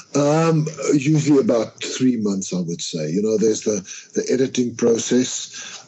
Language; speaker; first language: English; non-native, local second language; Afrikaans